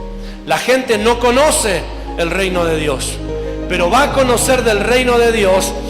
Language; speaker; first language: Spanish; native; Spanish